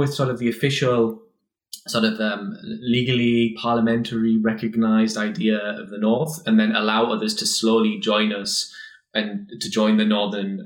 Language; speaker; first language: English; native; English